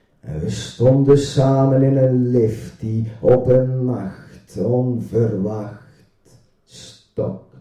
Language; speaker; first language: Dutch; native; Dutch